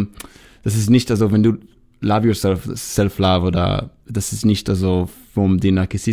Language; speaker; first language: German; non-native, learner; Hebrew